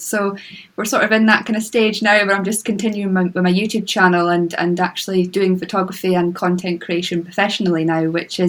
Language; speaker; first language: English; native; English